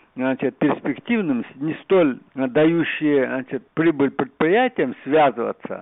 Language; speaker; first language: Russian; non-native, local second language; Kyrgyz